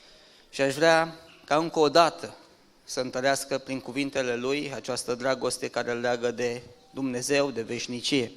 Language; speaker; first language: Romanian; native; Romanian